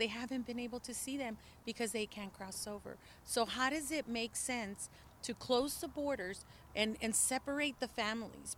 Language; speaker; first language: English; early bilingual, other home language; Spanish